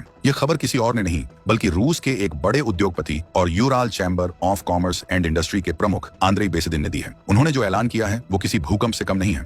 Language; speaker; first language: Hindi; native; Hindi